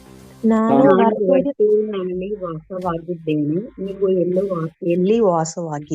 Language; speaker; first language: Kannada; non-native, learner; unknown